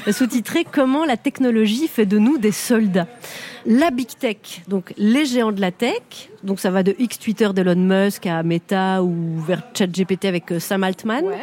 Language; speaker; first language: French; native; French